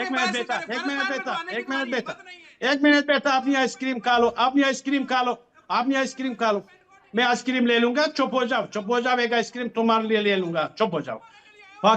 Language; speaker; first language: Hindi; non-native, fluent; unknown